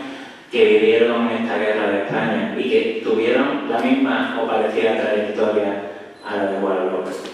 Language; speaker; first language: Spanish; native; Spanish